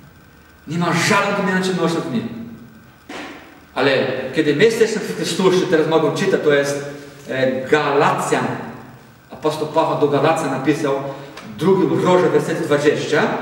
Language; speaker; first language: Polish; non-native, learner; Portuguese